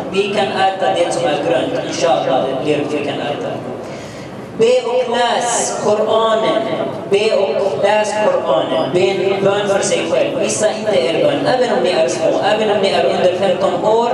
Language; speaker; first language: Swedish; early bilingual, other home language; Arabic